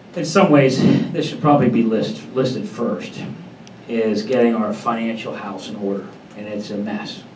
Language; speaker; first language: English; native; English